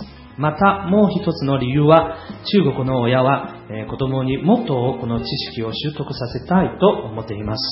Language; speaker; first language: Japanese; non-native, fluent; Chinese